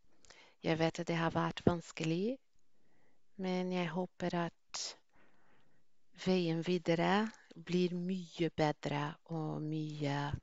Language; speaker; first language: Norwegian; non-native, fluent; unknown